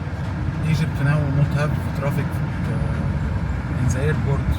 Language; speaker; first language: English; non-native, learner; Arabic